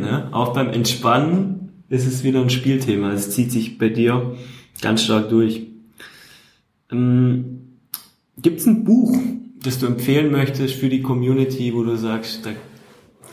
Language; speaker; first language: German; native; German